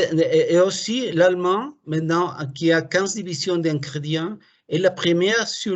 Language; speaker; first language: French; non-native, fluent; Spanish